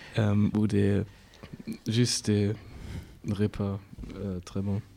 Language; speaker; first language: French; non-native, learner; German